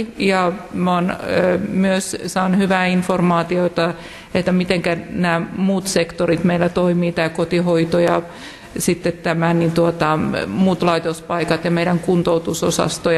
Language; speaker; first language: Finnish; native; Finnish